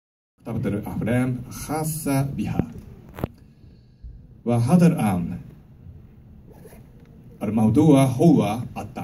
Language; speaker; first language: Arabic; non-native, learner; Japanese